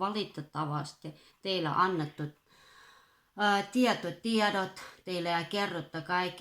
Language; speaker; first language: Finnish; non-native, fluent; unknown